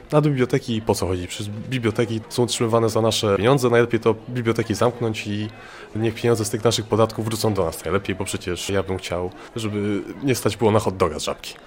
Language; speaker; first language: Polish; native; Polish